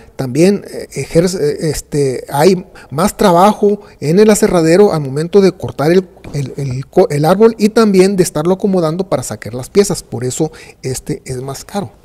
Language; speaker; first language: Spanish; native; Spanish